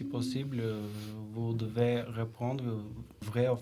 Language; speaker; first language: French; non-native, learner; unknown